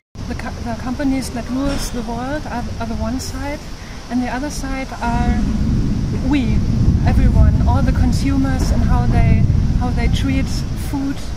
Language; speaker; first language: English; non-native, fluent; German